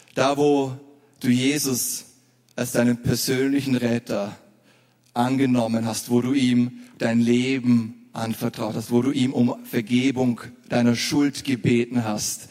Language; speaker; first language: German; native; German